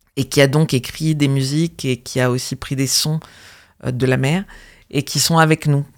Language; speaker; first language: French; native; French